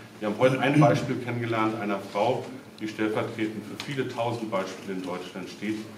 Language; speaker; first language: German; native; German